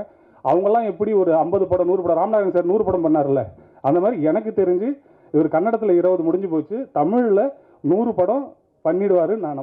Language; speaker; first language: Tamil; native; Tamil